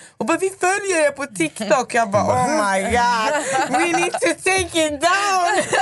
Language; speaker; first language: Swedish; native; Swedish